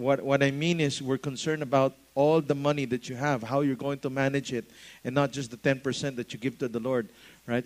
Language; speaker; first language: English; non-native, local second language; Filipino